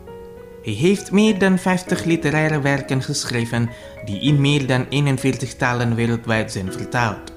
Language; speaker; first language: Dutch; non-native, fluent; Indonesian